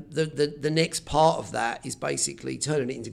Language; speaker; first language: English; native; English